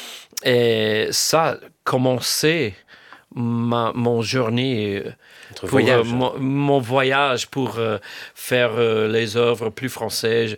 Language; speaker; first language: French; non-native, fluent; English